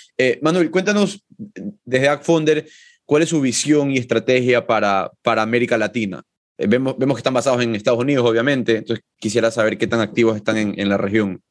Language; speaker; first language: Spanish; native; Spanish